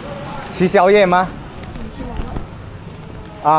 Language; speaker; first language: Chinese; non-native, fluent; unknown